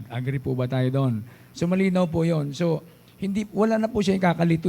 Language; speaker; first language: Filipino; native; Filipino